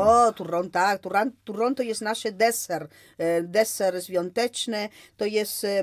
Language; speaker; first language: Polish; non-native, fluent; Spanish